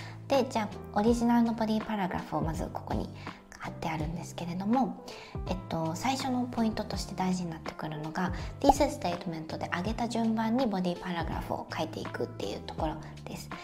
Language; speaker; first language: Japanese; native; Japanese